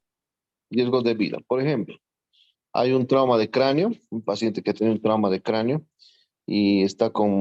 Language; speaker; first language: Spanish; native; Spanish